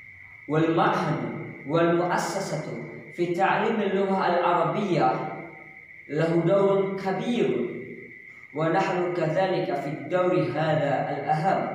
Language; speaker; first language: Arabic; non-native, learner; Indonesian